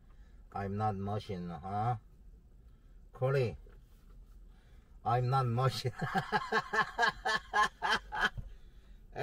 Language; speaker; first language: English; non-native, learner; Korean